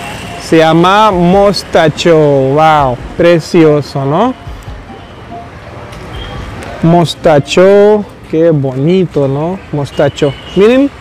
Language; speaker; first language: Spanish; non-native, fluent; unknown